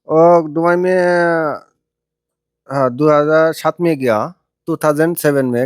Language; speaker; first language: Hindi; non-native, learner; Bangla